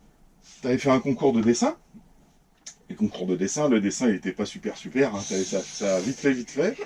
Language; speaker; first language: French; native; French